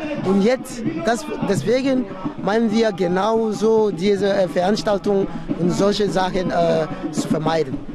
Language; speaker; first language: German; non-native, fluent; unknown